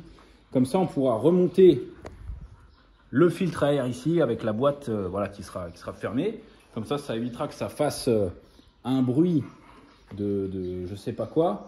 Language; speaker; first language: French; native; French